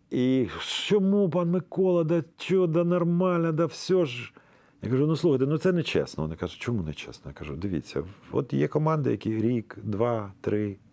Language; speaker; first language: Ukrainian; non-native, local second language; Russian